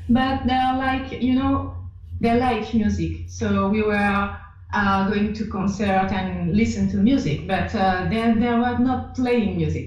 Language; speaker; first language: English; non-native, fluent; French